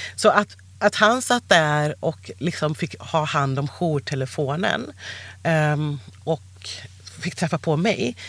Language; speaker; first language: Swedish; native; Swedish